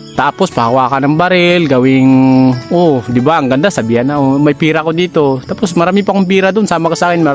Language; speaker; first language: Filipino; non-native, local second language; Cebuano